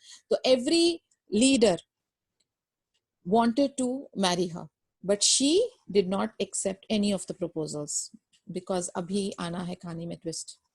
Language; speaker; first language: English; non-native, local second language; Urdu